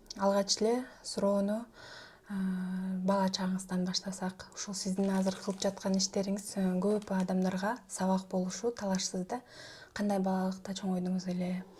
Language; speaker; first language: Kyrgyz; native; Kyrgyz